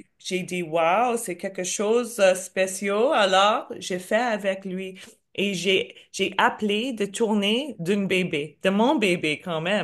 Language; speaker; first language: French; non-native, learner; English